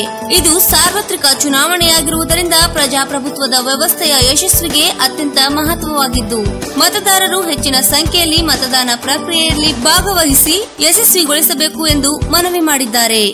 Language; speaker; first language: Kannada; native; Kannada